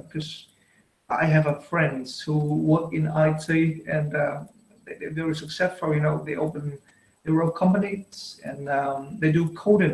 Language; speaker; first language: English; non-native, fluent; Vietnamese